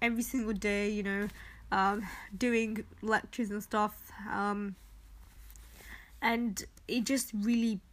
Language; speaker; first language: English; native; English